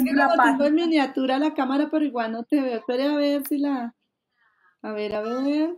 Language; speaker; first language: Spanish; native; Spanish